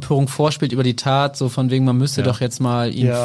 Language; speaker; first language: German; native; German